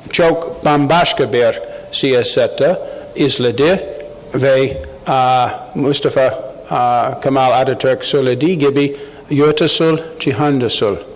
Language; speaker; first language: Turkish; non-native, learner; English